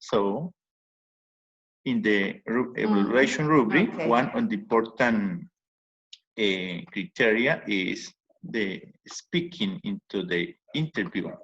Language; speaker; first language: English; non-native, learner; Spanish